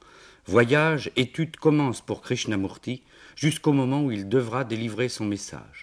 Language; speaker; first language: French; native; French